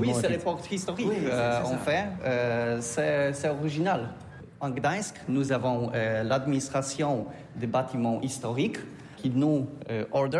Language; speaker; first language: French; non-native, fluent; Polish